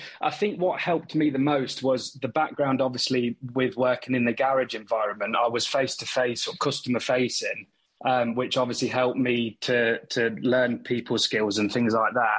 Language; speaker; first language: English; native; English